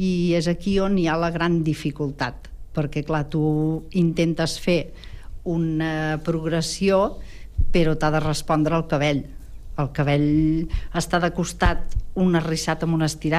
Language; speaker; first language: Catalan; native; Catalan